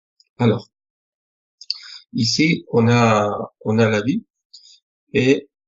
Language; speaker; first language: French; non-native, fluent; Spanish